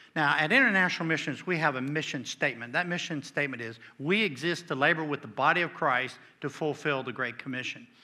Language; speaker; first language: English; native; English